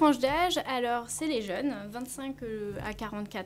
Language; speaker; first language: French; native; French